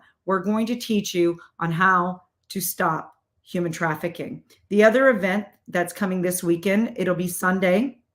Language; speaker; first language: English; native; English